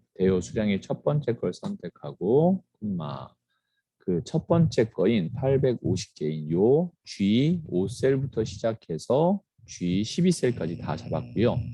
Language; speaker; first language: Korean; native; Korean